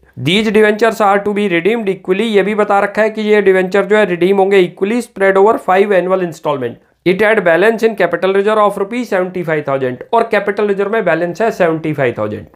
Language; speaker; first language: Hindi; native; Hindi